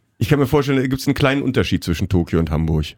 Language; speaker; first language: German; native; German